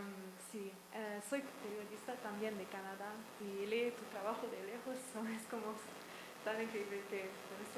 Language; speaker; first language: Spanish; non-native, learner; English